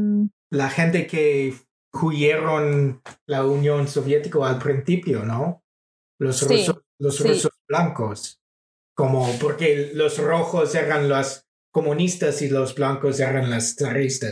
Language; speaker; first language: Spanish; non-native, fluent; English